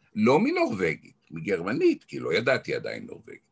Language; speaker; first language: Hebrew; non-native, local second language; German